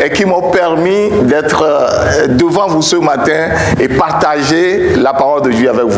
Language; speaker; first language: French; non-native, local second language; Ewe